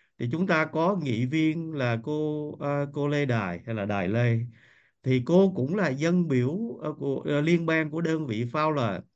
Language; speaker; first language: Vietnamese; native; Vietnamese